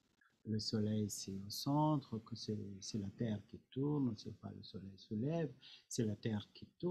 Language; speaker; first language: French; non-native, fluent; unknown